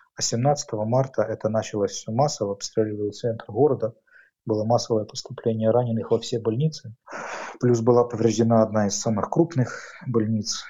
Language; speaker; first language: Russian; native; Russian